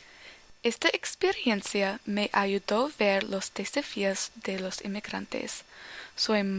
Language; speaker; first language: Spanish; non-native, learner; English